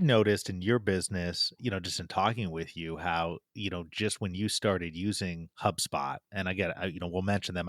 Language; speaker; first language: English; native; English